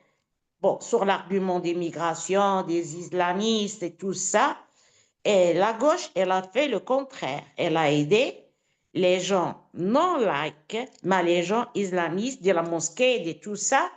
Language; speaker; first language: French; non-native, fluent; Italian